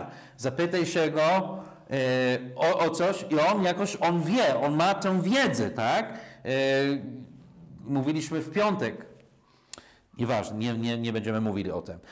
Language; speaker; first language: Polish; non-native, fluent; English